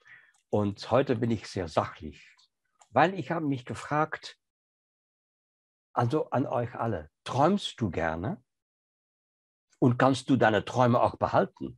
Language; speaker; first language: German; non-native, fluent; French